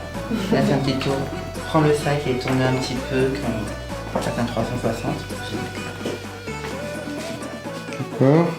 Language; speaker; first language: French; native; French